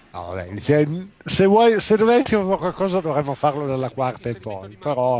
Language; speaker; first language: Italian; native; Italian